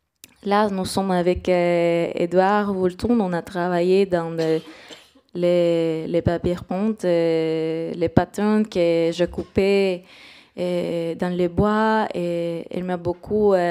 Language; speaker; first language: French; non-native, fluent; Spanish